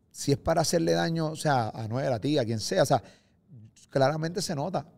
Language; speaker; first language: Spanish; native; Spanish